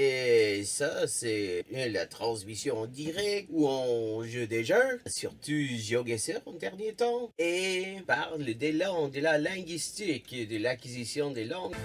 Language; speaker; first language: French; non-native, fluent; English